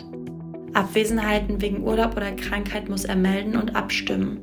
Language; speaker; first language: German; native; German